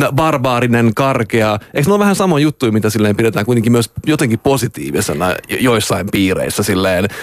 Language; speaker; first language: Finnish; early bilingual, heritage; Finnish